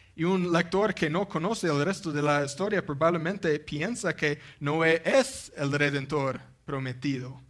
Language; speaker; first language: Spanish; non-native, fluent; English